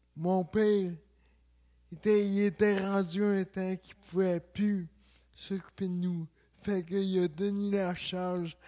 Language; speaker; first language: French; native; French